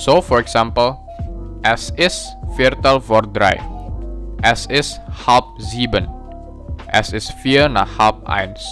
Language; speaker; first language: German; non-native, learner; Indonesian